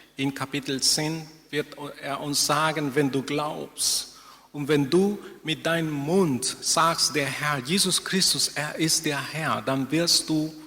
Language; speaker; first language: German; non-native, fluent; Spanish